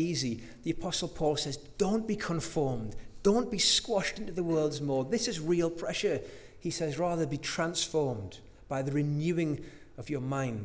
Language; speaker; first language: English; native; English